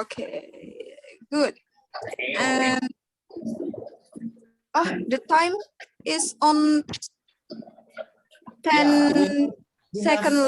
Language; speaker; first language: English; non-native, learner; Indonesian